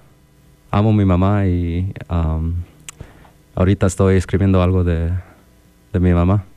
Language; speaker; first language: Spanish; early bilingual, heritage; Spanish